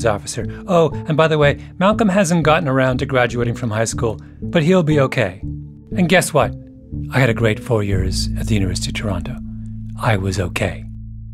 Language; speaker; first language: English; native; English